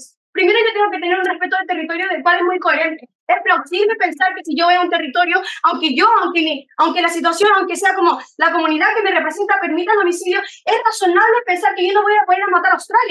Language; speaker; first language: Spanish; native; Spanish